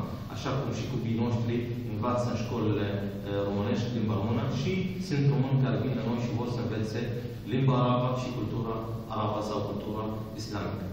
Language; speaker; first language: Romanian; non-native, fluent; Arabic